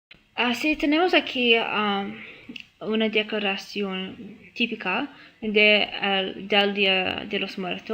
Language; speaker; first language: Spanish; non-native, learner; English